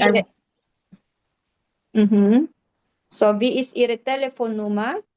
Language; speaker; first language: German; non-native, fluent; Filipino